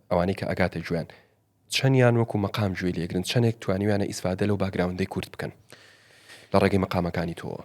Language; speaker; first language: Central Kurdish; native; Central Kurdish